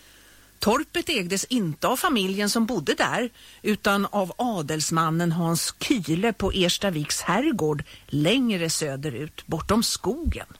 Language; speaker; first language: Swedish; native; Swedish